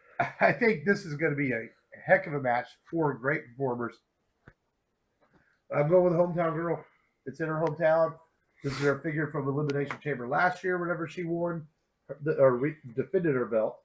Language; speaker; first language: English; native; English